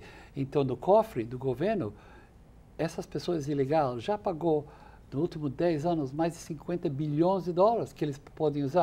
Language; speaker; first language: Portuguese; non-native, fluent; English